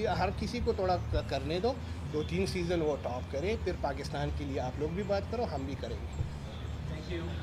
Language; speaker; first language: Urdu; non-native, local second language; Pashto